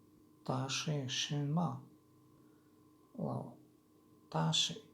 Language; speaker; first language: Chinese; non-native, learner; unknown